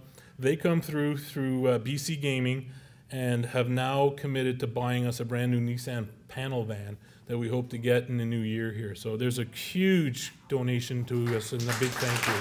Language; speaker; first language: English; native; English